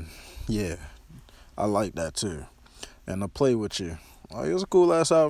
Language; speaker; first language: English; native; English